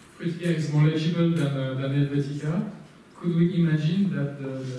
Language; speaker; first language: English; non-native, learner; French